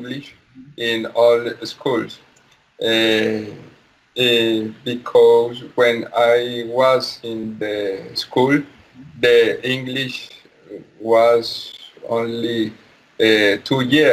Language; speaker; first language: English; non-native, learner; Spanish